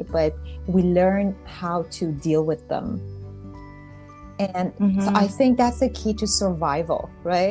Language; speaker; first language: English; non-native, fluent; Persian